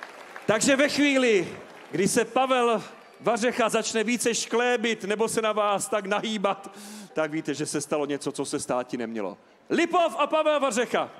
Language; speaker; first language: Czech; native; Czech